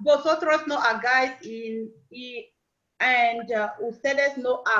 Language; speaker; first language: Spanish; non-native, learner; English